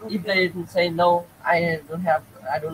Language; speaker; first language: English; non-native, learner; Vietnamese